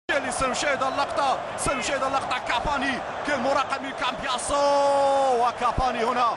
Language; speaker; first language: Arabic; native; Arabic